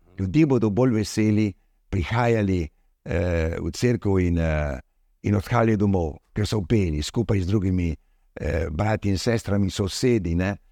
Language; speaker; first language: Slovenian; early bilingual, heritage; Slovenian